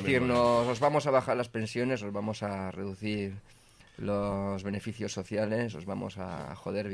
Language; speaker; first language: Spanish; native; Spanish